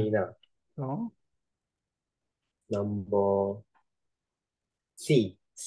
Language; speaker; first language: Korean; non-native, learner; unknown